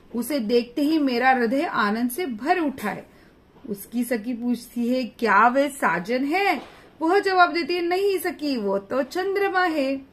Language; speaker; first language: Hindi; non-native, local second language; Marathi